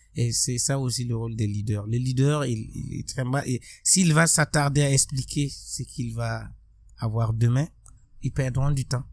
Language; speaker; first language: French; non-native, local second language; Mossi